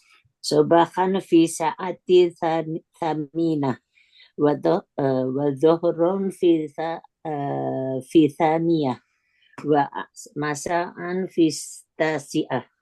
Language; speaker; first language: Arabic; non-native, learner; Indonesian